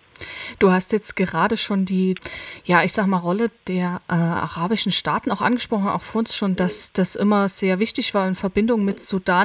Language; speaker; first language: German; native; German